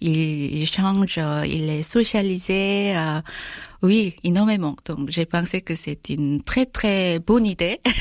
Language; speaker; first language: French; non-native, learner; Korean